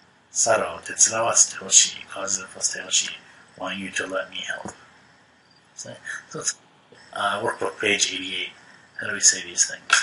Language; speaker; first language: English; native; English